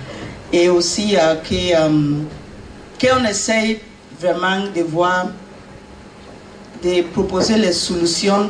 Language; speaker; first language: French; non-native, learner; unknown